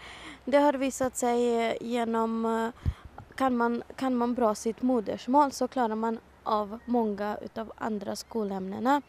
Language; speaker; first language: Swedish; non-native, fluent; Romany